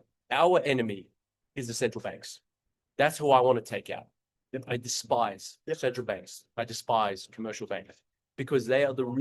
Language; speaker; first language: English; native; English